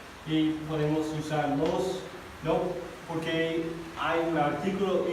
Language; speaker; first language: Spanish; non-native, fluent; English